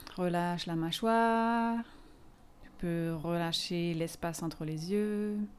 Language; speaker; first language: French; native; French